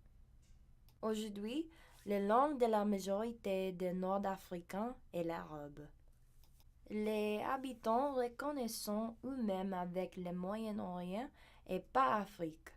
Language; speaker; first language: French; non-native, learner; English